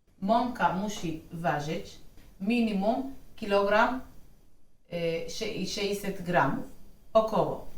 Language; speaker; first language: Polish; non-native, learner; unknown